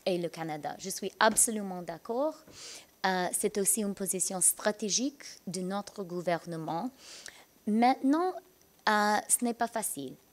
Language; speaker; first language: French; non-native, learner; English